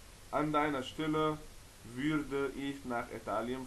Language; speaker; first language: German; non-native, fluent; Arabic